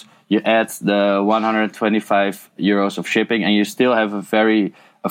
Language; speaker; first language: English; non-native, fluent; Dutch